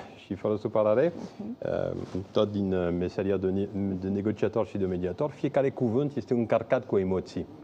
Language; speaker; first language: Romanian; non-native, fluent; French